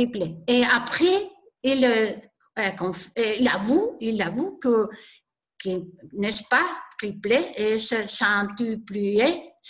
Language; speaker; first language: French; non-native, learner; Spanish